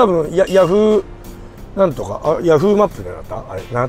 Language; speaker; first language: Japanese; native; Japanese